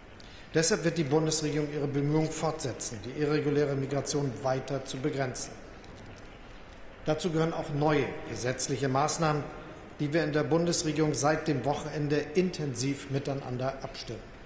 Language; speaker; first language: German; native; German